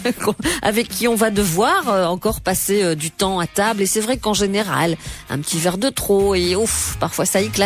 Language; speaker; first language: French; native; French